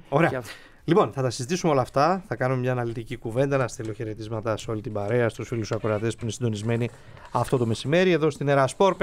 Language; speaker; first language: Greek; native; Greek